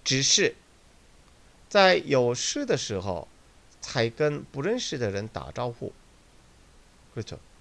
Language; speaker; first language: Chinese; non-native, fluent; Korean